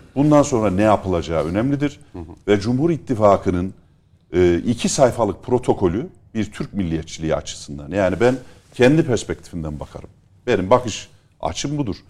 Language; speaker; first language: Turkish; native; Turkish